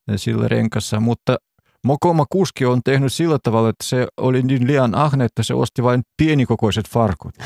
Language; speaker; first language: Finnish; non-native, fluent; Russian